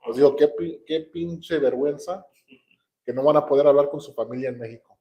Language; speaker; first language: Spanish; early bilingual, other home language; English